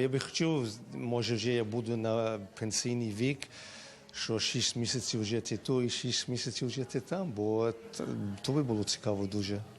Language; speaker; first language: Ukrainian; early bilingual, heritage; Ukrainian